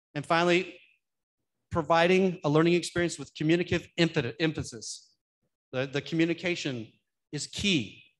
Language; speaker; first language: English; native; English